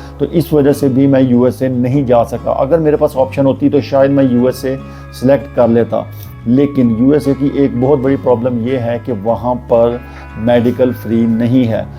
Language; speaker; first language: Urdu; non-native, local second language; Punjabi